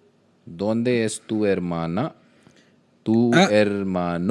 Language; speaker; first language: Spanish; non-native, learner; Hindi